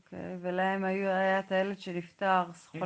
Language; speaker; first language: Hebrew; native; Hebrew